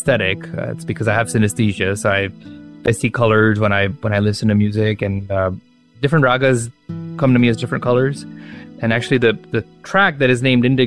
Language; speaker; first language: English; non-native, local second language; Marathi